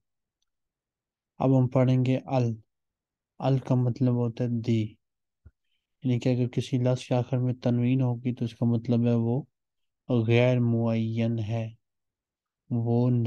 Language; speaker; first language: Urdu; native; Urdu